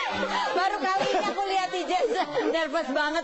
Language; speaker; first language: Indonesian; native; Indonesian